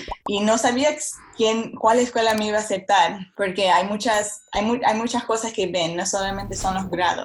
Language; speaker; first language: Spanish; early bilingual, heritage; Spanish